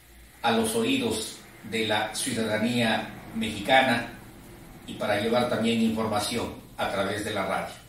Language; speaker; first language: Spanish; native; Spanish